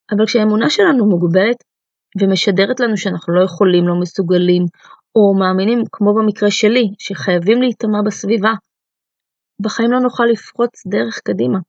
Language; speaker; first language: Hebrew; early bilingual, other home language; Russian